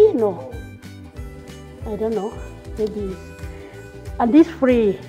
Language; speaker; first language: English; non-native, learner; Thai